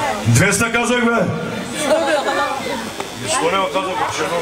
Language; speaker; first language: Bulgarian; non-native, local second language; Turkish